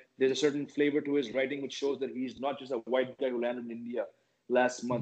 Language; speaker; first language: English; native; English